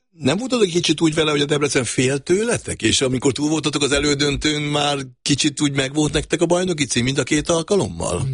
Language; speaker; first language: Hungarian; native; Hungarian